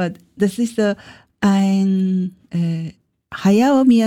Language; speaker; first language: German; non-native, learner; Japanese